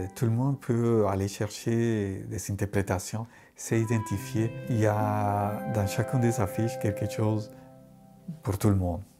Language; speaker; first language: French; non-native, fluent; Spanish